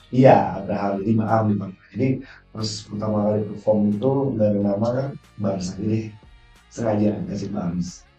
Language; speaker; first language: Indonesian; native; Indonesian